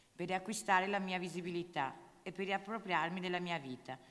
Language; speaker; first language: Italian; native; Italian